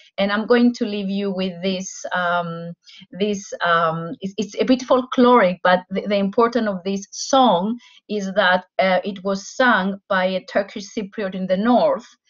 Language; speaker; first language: English; non-native, fluent; Greek